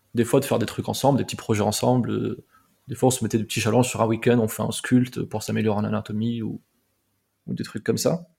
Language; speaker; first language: French; native; French